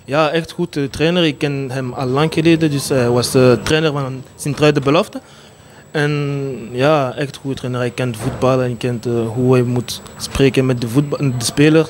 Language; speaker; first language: Dutch; non-native, local second language; French